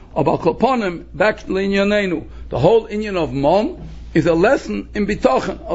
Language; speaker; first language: English; native; English